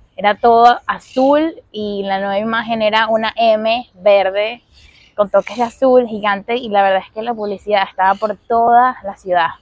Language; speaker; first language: Spanish; native; Spanish